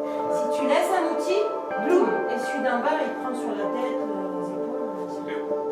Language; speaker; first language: French; native; French